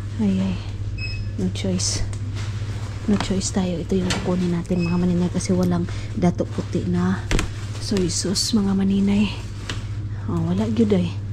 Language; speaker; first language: Filipino; non-native, local second language; Cebuano